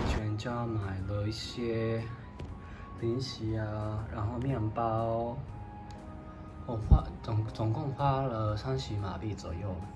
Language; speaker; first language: Chinese; non-native, fluent; Japanese